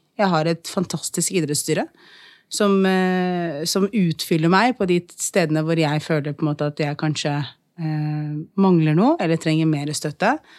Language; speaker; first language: Norwegian; early bilingual, other home language; Arabic